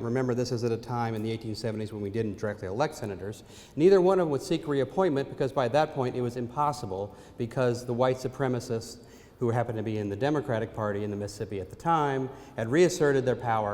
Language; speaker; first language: English; native; English